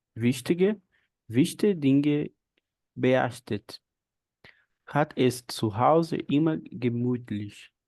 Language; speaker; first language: German; non-native, learner; Portuguese